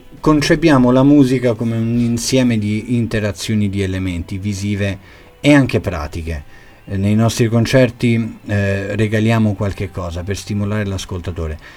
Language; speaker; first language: Italian; non-native, fluent; Albanian